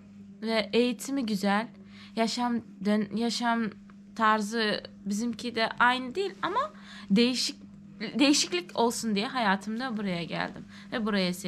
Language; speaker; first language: Turkish; non-native, fluent; Turkmen